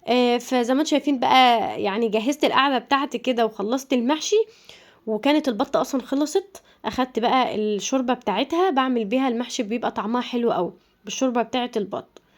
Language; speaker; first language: Arabic; native; Arabic